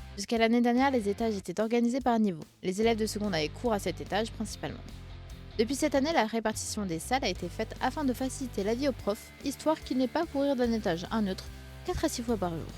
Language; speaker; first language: French; native; French